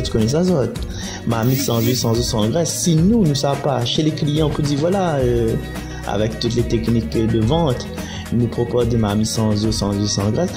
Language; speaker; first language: French; non-native, learner; Réunion Creole French